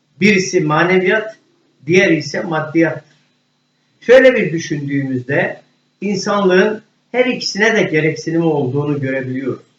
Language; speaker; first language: Turkish; native; Turkish